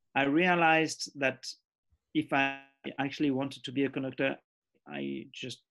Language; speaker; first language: English; early bilingual, other home language; French